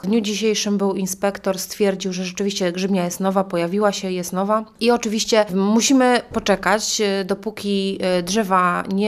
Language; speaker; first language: Polish; native; Polish